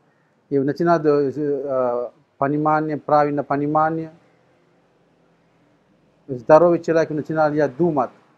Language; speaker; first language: Russian; non-native, learner; Sinhala